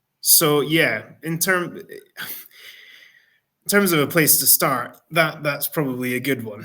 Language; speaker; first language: English; native; English